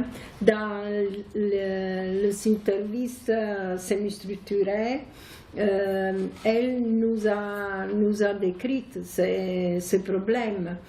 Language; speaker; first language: French; non-native, fluent; Italian